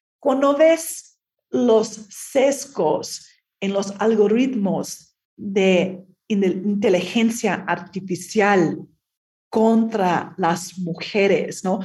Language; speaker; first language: Spanish; non-native, fluent; English